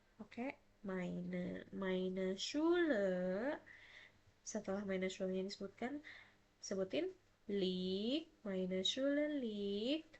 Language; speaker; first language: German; non-native, fluent; Indonesian